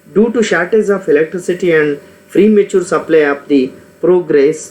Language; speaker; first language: English; non-native, local second language; Kannada